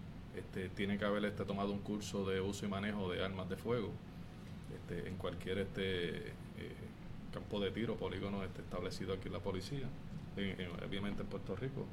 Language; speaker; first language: Spanish; native; Spanish